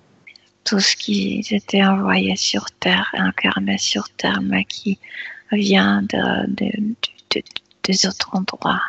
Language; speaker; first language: French; non-native, fluent; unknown